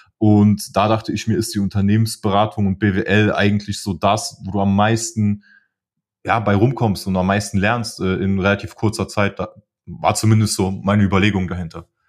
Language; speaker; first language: German; early bilingual, other home language; Polish